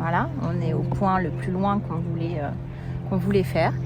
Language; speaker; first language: French; native; French